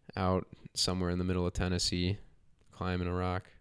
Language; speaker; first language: English; native; English